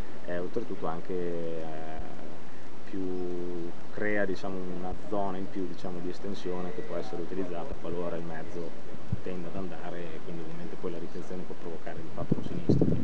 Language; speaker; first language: Italian; native; Italian